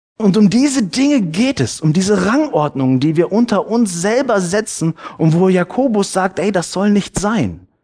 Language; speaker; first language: German; early bilingual, other home language; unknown